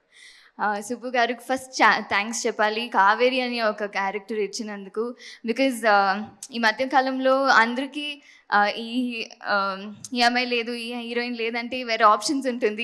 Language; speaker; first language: Telugu; non-native, fluent; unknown